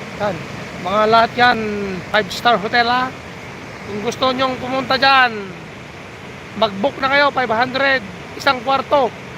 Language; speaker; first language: Filipino; non-native, local second language; Iloko